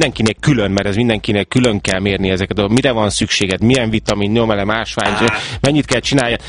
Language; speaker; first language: Hungarian; native; Hungarian